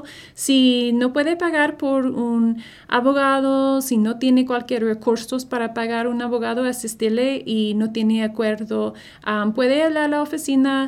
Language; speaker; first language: Spanish; non-native, fluent; English